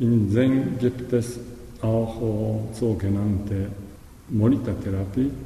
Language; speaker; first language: German; non-native, learner; Japanese